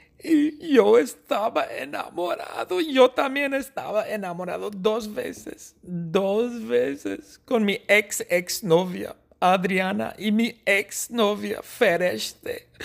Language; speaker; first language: Spanish; non-native, fluent; English